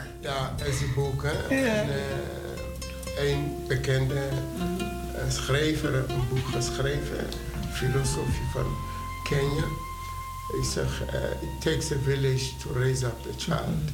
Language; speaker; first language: Dutch; non-native, fluent; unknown